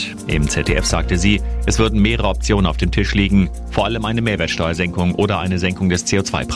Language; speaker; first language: German; native; German